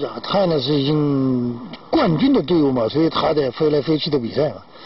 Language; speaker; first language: Chinese; non-native, fluent; Korean